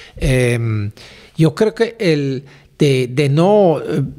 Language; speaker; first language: Spanish; non-native, fluent; German